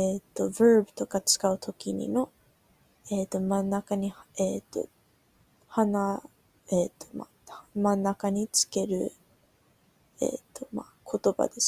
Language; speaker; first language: Japanese; non-native, learner; English